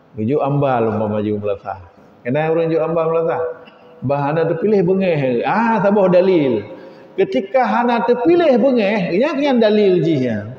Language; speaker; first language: Malay; non-native, local second language; Achinese